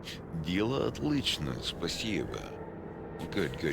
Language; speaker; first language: Russian; non-native, learner; English